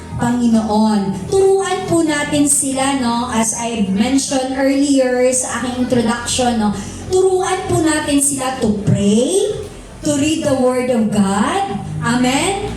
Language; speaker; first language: Filipino; non-native, local second language; Aklanon